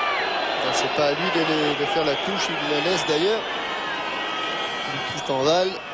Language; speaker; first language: French; native; French